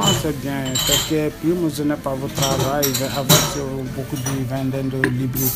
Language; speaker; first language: French; non-native, learner; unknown